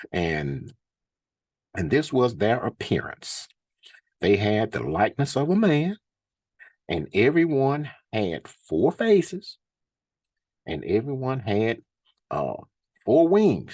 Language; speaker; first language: English; native; English